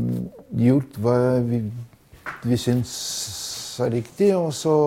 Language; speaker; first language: Norwegian; non-native, fluent; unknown